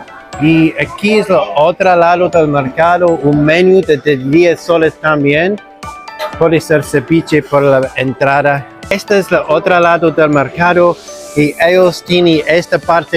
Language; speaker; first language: Spanish; non-native, learner; English